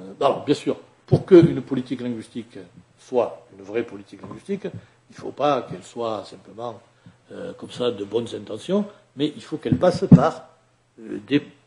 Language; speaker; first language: French; native; French